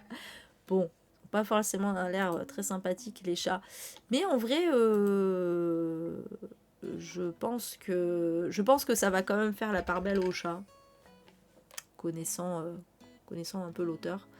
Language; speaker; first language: French; native; French